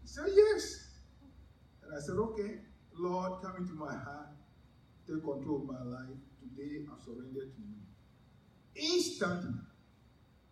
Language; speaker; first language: English; non-native, local second language; Ewe